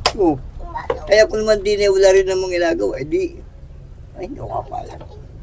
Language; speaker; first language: Filipino; native; Filipino